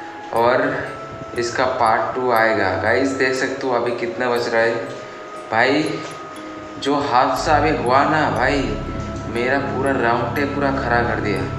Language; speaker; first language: Hindi; non-native, local second language; Bangla